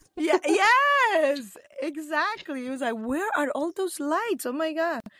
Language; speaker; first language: English; non-native, fluent; Spanish